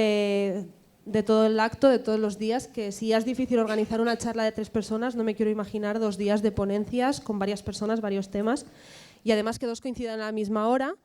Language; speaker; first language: Spanish; native; Spanish